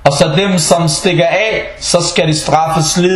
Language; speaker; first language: Danish; early bilingual, other home language; Arabic